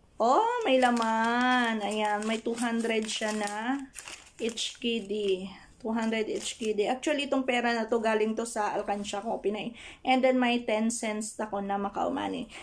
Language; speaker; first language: Filipino; non-native, local second language; Hiligaynon